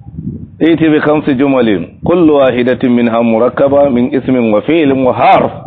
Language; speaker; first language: Arabic; non-native, fluent; Hausa